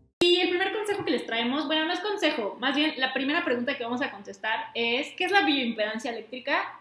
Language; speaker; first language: Spanish; native; Spanish